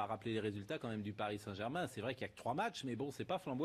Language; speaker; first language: French; native; French